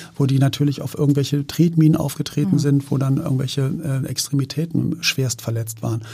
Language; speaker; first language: German; native; German